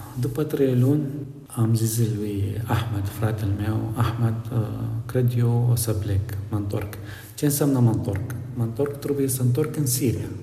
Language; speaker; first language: Romanian; non-native, learner; Arabic